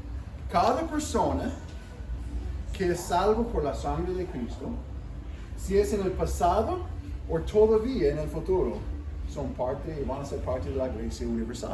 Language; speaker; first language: Spanish; non-native, fluent; English